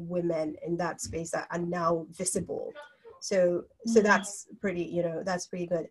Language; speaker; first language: English; non-native, local second language; Yoruba